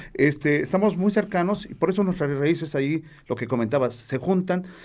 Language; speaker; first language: Spanish; native; Spanish